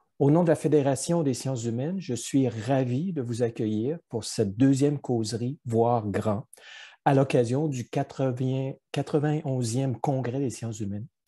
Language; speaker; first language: French; native; French